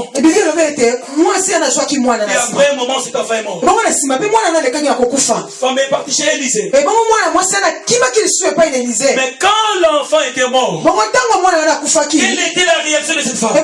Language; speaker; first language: French; non-native, local second language; Lingala